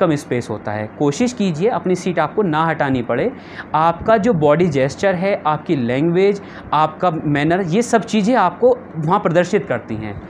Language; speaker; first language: Hindi; native; Hindi